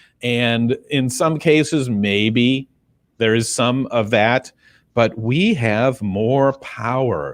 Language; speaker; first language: English; native; English